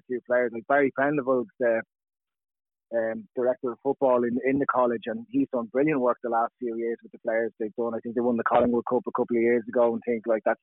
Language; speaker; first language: English; native; English